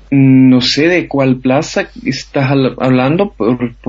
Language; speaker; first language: Spanish; non-native, fluent; German